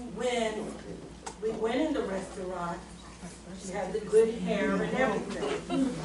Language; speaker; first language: English; native; English